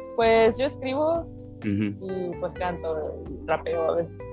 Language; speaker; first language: Spanish; native; Spanish